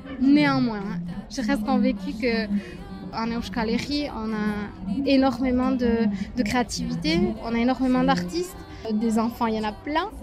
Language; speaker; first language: French; native; French